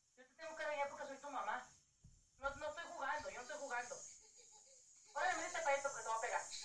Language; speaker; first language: Spanish; early bilingual, heritage; Spanish